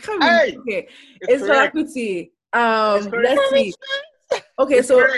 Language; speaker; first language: English; non-native, local second language; Yoruba